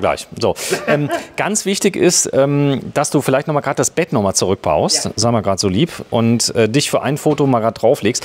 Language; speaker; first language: German; native; German